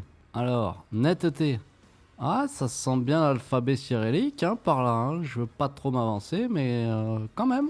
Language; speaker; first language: French; native; French